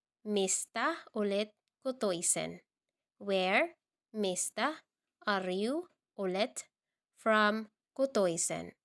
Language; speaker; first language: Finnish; non-native, learner; Cebuano